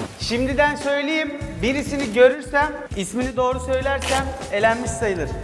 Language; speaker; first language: Turkish; native; Turkish